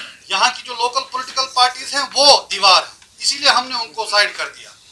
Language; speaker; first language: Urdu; non-native, local second language; Kashmiri